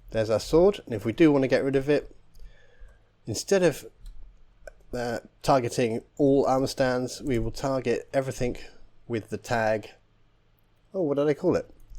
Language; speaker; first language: English; native; English